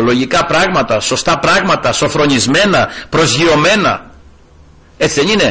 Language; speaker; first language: Greek; native; Greek